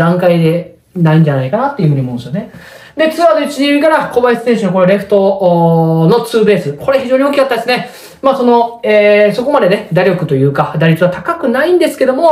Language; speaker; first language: Japanese; native; Japanese